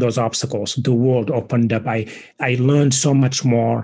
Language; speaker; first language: English; non-native, fluent; Wolof